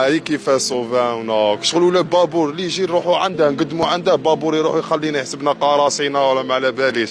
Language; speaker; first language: Arabic; native; Arabic